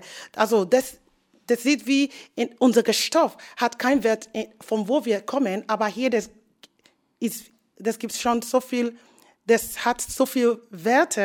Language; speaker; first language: German; non-native, learner; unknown